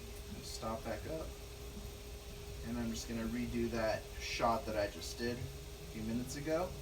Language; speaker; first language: English; native; English